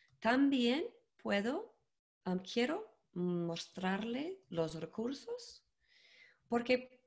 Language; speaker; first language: Spanish; non-native, learner; English